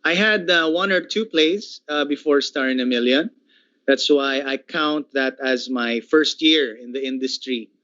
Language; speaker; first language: English; non-native, local second language; Filipino